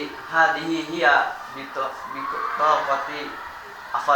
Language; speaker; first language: Arabic; non-native, learner; Indonesian